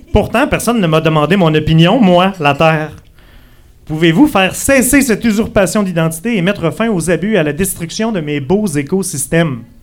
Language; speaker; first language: French; native; French